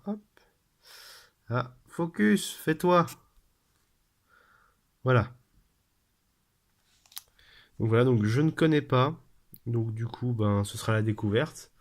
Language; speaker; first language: French; native; French